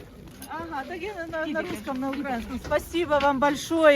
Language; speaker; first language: Russian; native; Russian